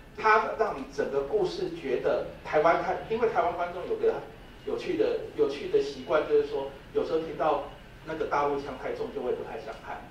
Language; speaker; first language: Chinese; native; Chinese